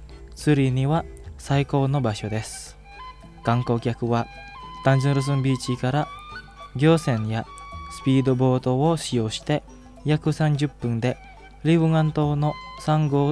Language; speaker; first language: Japanese; non-native, fluent; Indonesian